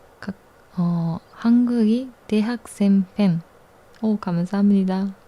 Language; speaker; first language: Korean; non-native, learner; Japanese